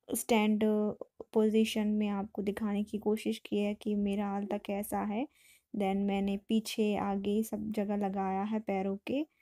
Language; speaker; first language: Hindi; native; Hindi